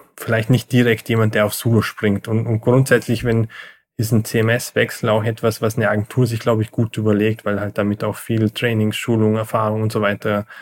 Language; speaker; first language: German; native; German